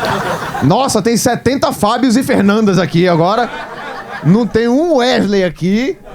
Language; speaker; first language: Portuguese; native; Portuguese